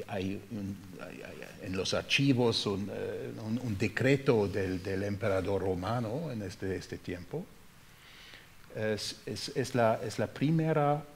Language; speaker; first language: Spanish; non-native, fluent; German